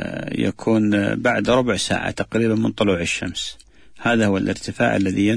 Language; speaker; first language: Arabic; native; Arabic